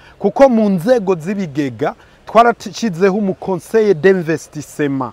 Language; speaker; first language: Rundi; early bilingual, heritage; Rundi